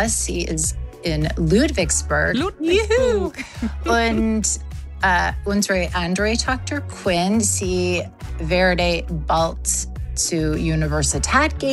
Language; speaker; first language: German; non-native, learner; English